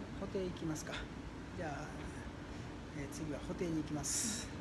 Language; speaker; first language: Chinese; non-native, learner; Japanese